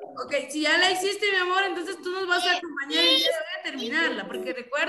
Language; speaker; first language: Spanish; native; Spanish